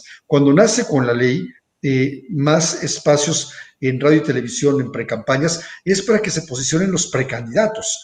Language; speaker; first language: Spanish; native; Spanish